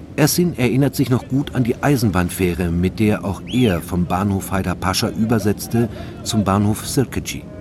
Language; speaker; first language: German; native; German